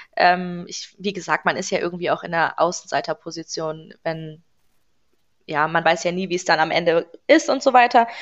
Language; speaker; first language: German; early bilingual, other home language; Persian